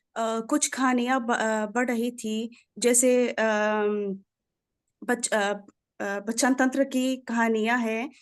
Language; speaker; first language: Hindi; non-native, fluent; Arabic